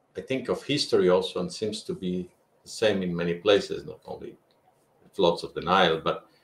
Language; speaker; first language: English; non-native, fluent; Spanish